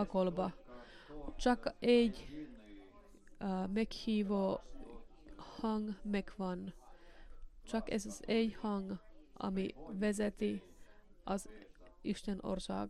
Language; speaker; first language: Hungarian; non-native, learner; Finnish